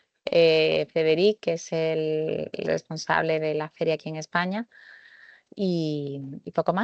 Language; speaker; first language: Spanish; native; Spanish